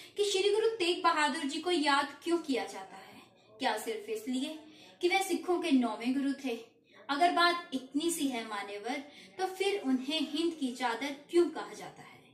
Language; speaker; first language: Hindi; non-native, local second language; Punjabi